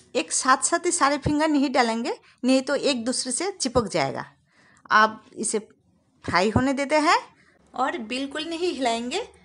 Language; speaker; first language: Hindi; non-native, local second language; Bangla